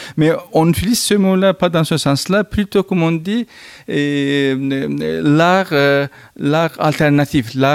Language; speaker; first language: French; non-native, fluent; Turkish